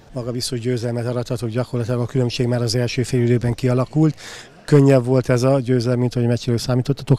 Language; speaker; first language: Hungarian; native; Hungarian